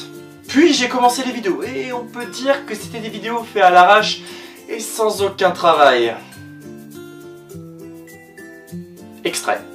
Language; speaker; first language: French; native; French